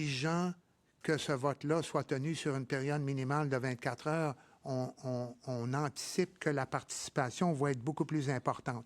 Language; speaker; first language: French; native; French